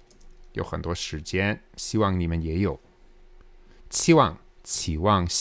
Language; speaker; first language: Chinese; non-native, fluent; English